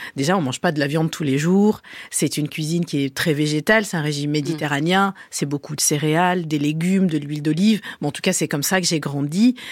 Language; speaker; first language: French; early bilingual, other home language; Arabic